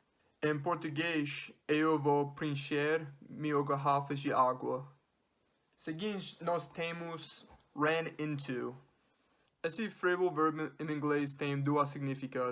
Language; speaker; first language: Portuguese; non-native, learner; English